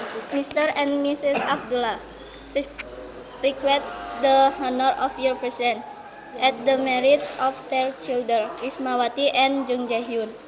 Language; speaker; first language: English; non-native, learner; Indonesian